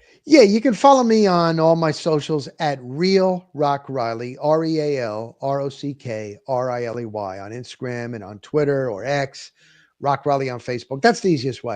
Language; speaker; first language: English; native; English